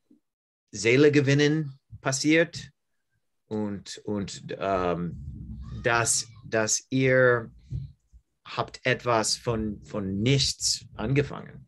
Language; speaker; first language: German; non-native, learner; English